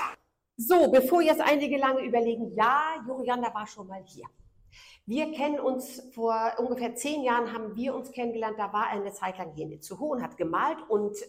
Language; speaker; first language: German; native; German